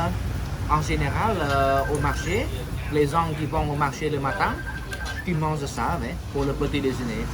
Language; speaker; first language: French; non-native, fluent; Khmer